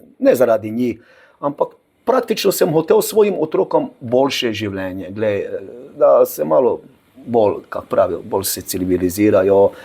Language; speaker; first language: Slovenian; non-native, local second language; Romany